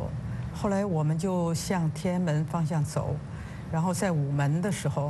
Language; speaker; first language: Chinese; native; Chinese